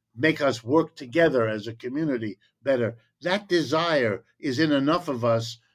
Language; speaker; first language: English; native; English